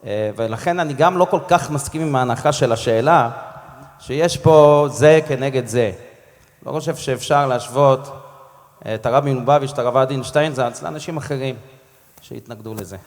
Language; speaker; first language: Hebrew; non-native, fluent; English